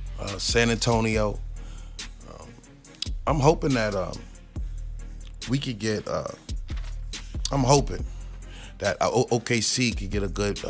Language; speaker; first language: English; native; English